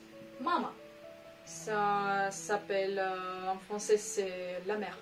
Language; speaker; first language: French; non-native, fluent; Russian